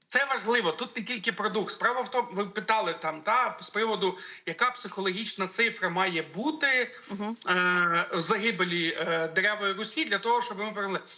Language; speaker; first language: Ukrainian; native; Ukrainian